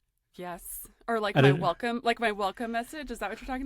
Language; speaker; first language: English; native; English